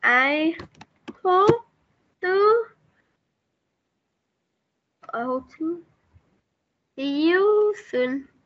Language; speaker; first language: English; non-native, learner; Vietnamese